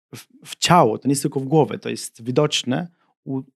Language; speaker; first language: Polish; non-native, fluent; Italian